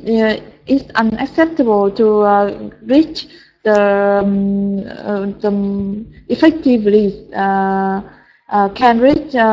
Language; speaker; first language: English; non-native, learner; Vietnamese